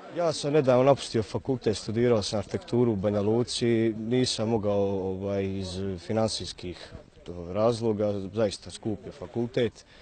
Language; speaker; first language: Bosnian; native; Bosnian